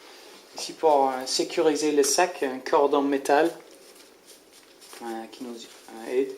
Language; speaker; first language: French; non-native, learner; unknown